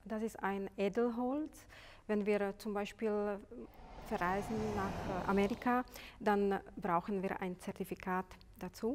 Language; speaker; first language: German; non-native, fluent; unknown